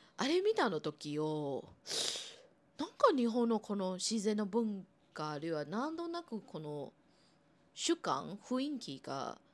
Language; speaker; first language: Japanese; non-native, fluent; Chinese